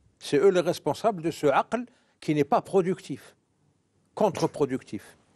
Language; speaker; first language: French; non-native, local second language; Arabic